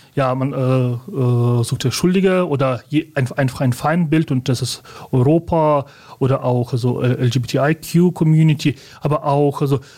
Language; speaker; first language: German; early bilingual, other home language; Russian